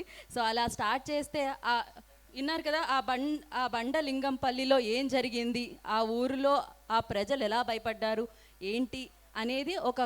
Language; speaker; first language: Telugu; native; Telugu